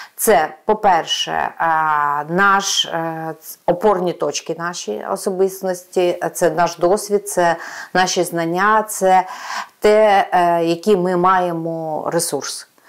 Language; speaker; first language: Ukrainian; non-native, local second language; Russian